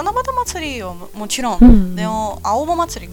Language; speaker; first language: Japanese; non-native, fluent; Latvian